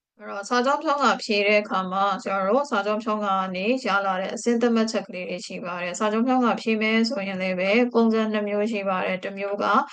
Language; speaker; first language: Burmese; native; Burmese